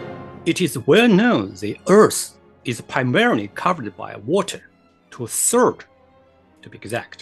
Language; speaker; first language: English; non-native, fluent; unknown